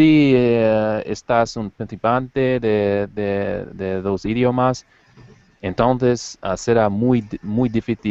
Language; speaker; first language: Spanish; non-native, learner; English